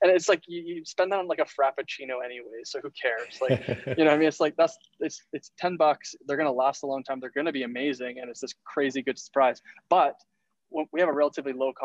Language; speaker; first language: English; native; English